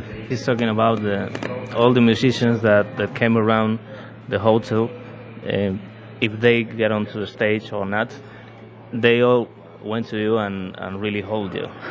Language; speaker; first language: English; non-native, fluent; Spanish